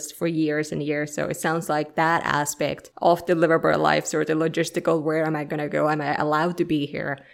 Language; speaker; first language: English; non-native, fluent; Finnish